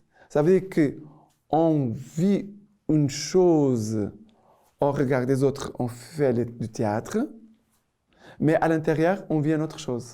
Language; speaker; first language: French; non-native, fluent; Portuguese